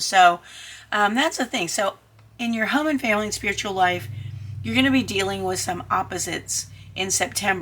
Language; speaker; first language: English; native; English